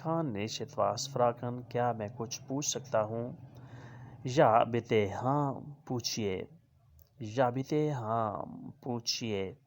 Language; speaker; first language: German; non-native, fluent; Urdu